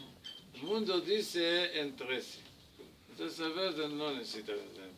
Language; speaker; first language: Spanish; non-native, learner; Hebrew